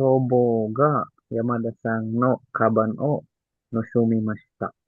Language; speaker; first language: Japanese; non-native, learner; Filipino